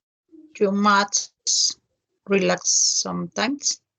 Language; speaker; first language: English; non-native, learner; Spanish